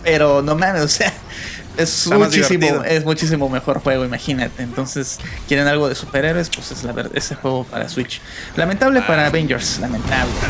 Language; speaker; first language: Spanish; native; Spanish